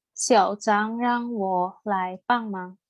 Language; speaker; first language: Chinese; non-native, learner; Indonesian